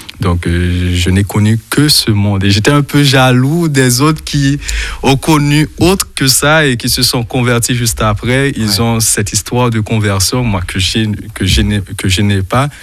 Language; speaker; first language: French; non-native, local second language; Haitian Creole